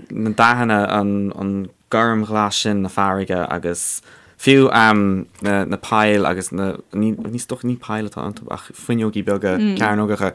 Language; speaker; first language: Irish; native; Irish